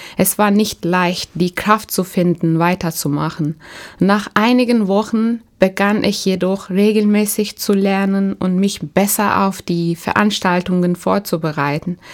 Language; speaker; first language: German; non-native, fluent; Turkish